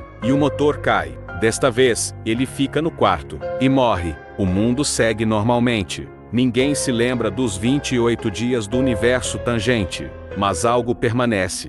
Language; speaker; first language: Portuguese; native; Portuguese